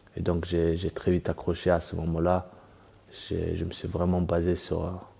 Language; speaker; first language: French; early bilingual, other home language; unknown